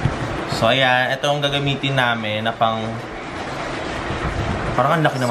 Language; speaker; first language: Filipino; native; Filipino